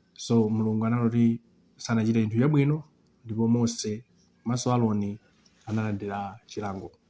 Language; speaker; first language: Nyanja; non-native, local second language; Tumbuka